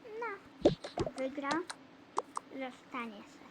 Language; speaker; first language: Polish; early bilingual, heritage; Polish